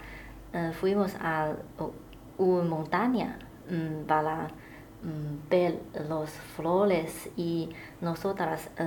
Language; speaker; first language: Spanish; non-native, learner; Chinese